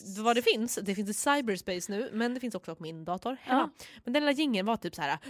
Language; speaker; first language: Swedish; native; Swedish